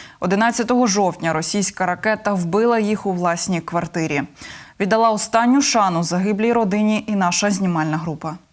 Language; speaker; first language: Ukrainian; native; Ukrainian